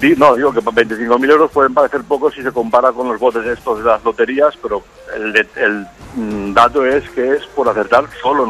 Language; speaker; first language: Spanish; native; Spanish